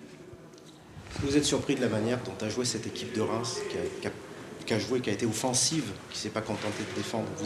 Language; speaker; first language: French; native; French